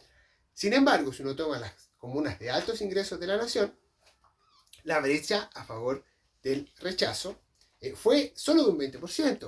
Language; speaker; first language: Spanish; native; Spanish